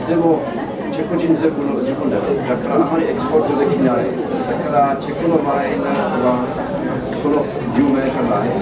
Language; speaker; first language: Japanese; non-native, learner; Czech